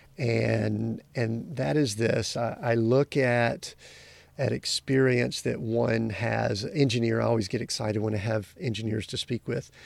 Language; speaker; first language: English; native; English